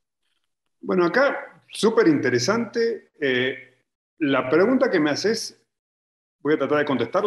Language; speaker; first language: Spanish; native; Spanish